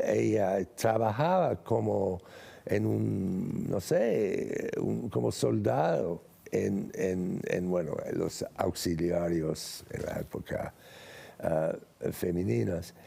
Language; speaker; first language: Spanish; non-native, fluent; English